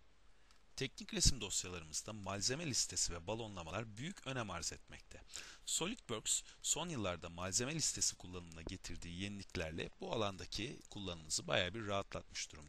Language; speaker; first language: Turkish; native; Turkish